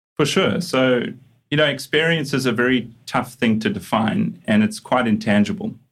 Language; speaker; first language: English; native; English